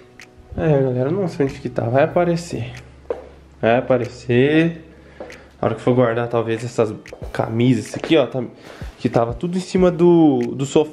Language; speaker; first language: Portuguese; native; Portuguese